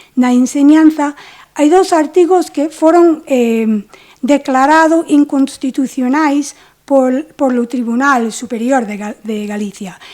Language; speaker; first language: Galician; non-native, fluent; English